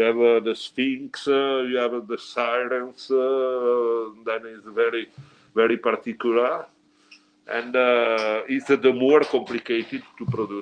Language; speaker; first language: English; non-native, learner; Italian